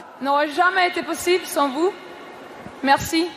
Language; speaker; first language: French; non-native, learner; Norwegian